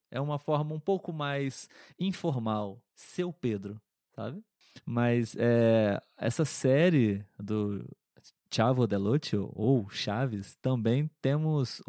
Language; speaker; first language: Portuguese; native; Portuguese